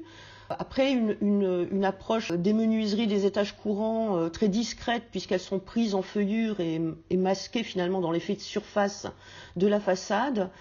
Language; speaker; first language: French; native; French